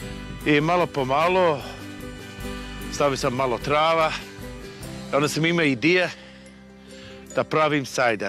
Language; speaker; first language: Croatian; non-native, fluent; English